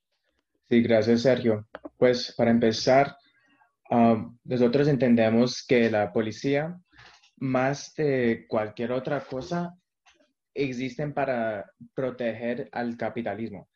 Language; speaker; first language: Spanish; early bilingual, heritage; Spanish